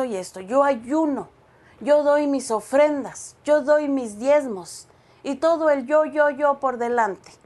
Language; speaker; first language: Spanish; native; Spanish